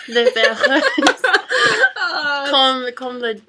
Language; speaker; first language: French; non-native, learner; English